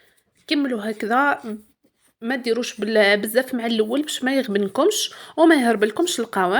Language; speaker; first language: Arabic; native; Arabic